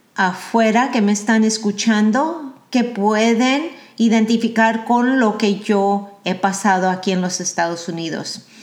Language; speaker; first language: Spanish; early bilingual, heritage; Spanish